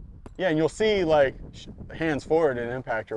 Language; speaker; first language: English; native; English